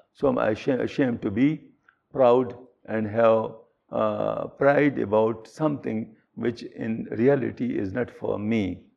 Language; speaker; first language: English; non-native, local second language; Pashto